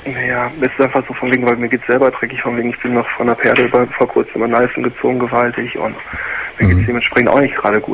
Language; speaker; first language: German; native; German